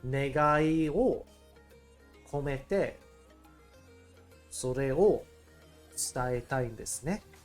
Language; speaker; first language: Japanese; non-native, learner; English